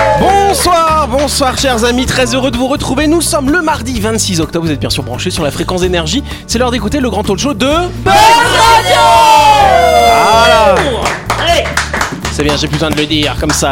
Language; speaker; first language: French; native; French